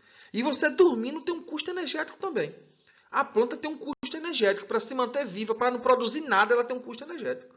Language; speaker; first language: Portuguese; native; Portuguese